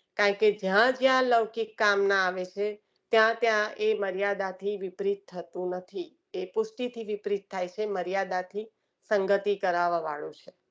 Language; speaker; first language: Gujarati; early bilingual, heritage; Gujarati